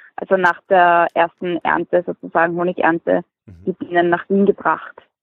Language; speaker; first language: German; native; German